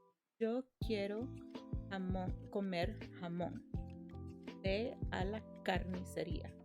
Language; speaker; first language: Spanish; early bilingual, heritage; Spanish